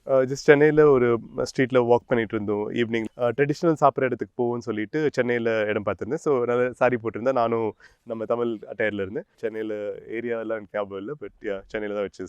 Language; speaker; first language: Tamil; native; Tamil